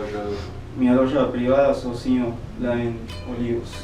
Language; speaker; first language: Portuguese; non-native, fluent; Spanish